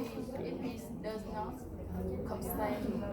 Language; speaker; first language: English; non-native, learner; Vietnamese